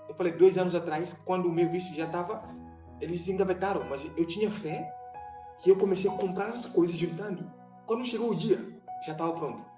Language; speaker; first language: Portuguese; non-native, fluent; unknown